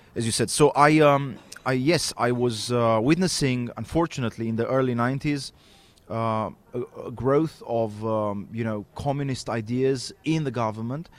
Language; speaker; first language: English; non-native, fluent; Romanian